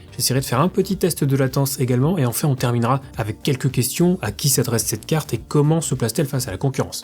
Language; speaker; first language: French; native; French